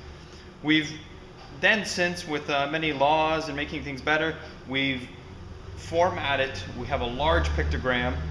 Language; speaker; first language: English; native; English